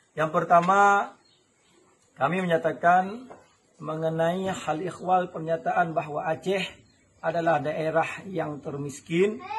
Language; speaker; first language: Malay; non-native, local second language; Achinese